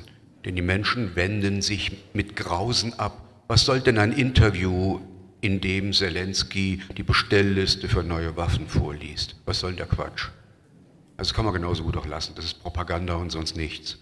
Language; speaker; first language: German; native; German